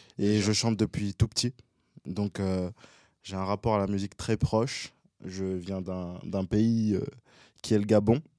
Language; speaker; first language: French; early bilingual, other home language; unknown